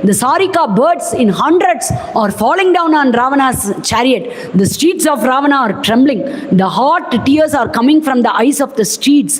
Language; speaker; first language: English; non-native, local second language; Tamil